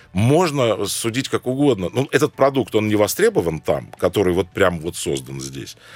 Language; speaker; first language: Russian; non-native, fluent; Arabic